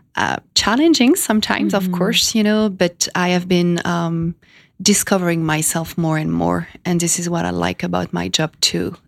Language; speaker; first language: English; non-native, fluent; French